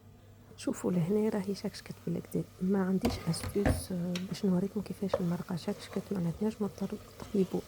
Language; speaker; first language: Arabic; native; Arabic